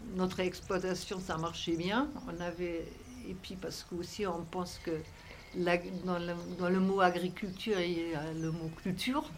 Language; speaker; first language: French; non-native, fluent; German